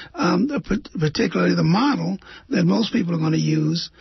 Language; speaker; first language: English; native; English